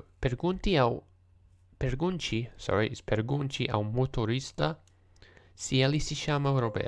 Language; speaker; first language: Portuguese; non-native, learner; English